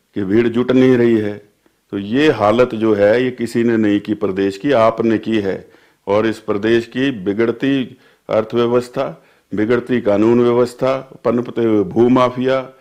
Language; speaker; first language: Hindi; native; Hindi